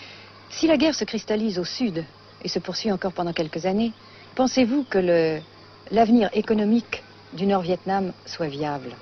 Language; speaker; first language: French; native; French